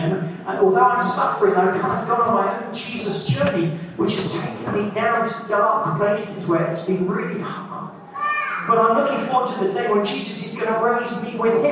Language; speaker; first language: English; native; English